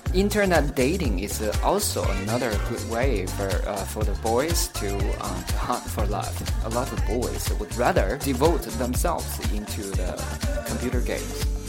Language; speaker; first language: English; non-native, fluent; Chinese